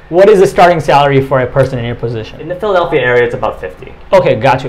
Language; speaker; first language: English; native; English